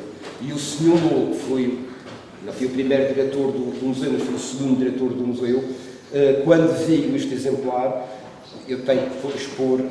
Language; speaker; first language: Portuguese; native; Portuguese